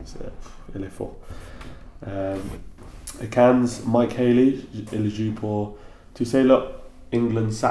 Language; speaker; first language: French; non-native, learner; English